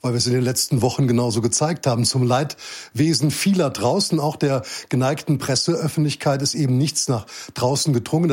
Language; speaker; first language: German; native; German